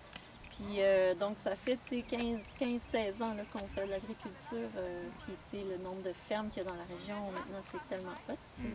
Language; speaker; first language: French; native; French